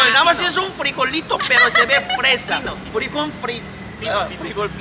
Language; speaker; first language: Spanish; non-native, fluent; Korean